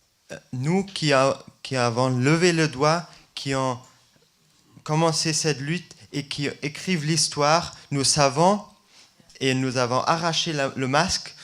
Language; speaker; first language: French; non-native, fluent; German